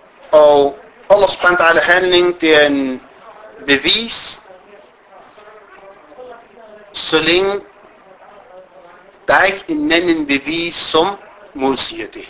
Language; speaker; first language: Danish; early bilingual, other home language; Arabic